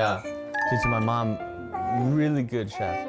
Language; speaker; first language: English; non-native, learner; Korean